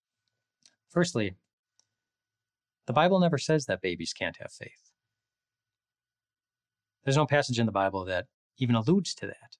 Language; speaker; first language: English; native; English